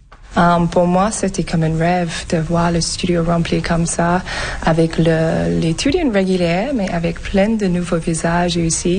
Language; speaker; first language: French; non-native, fluent; English